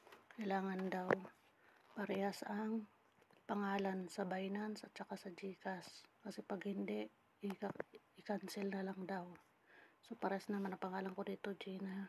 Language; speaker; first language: Filipino; native; Filipino